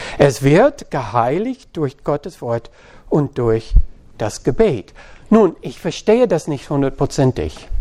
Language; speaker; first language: German; non-native, fluent; English